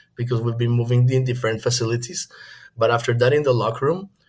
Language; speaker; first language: English; non-native, fluent; Spanish